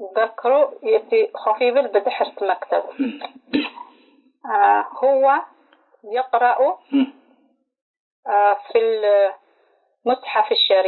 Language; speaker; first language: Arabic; non-native, learner; Tigrinya